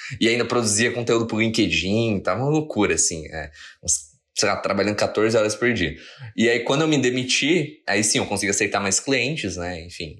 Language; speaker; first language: Portuguese; native; Portuguese